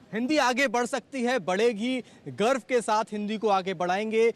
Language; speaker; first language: Hindi; native; Hindi